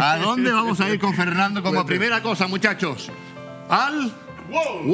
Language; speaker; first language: Spanish; native; Spanish